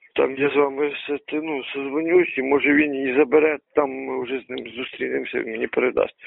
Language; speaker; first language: Ukrainian; non-native, local second language; Russian